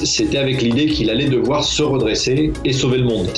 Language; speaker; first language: French; native; French